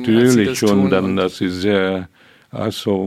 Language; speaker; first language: German; non-native, fluent; Hungarian